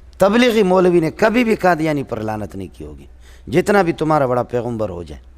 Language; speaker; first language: Urdu; non-native, local second language; Baluchi